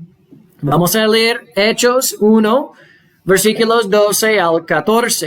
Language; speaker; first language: Spanish; non-native, fluent; English